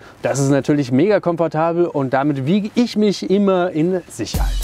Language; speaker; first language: German; native; German